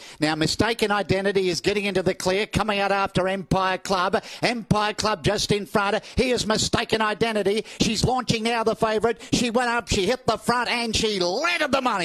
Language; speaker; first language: English; native; English